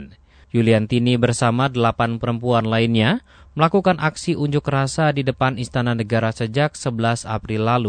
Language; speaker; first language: Indonesian; native; Indonesian